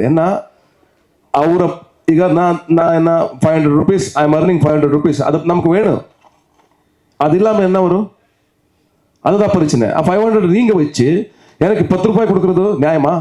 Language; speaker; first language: Tamil; non-native, local second language; Kannada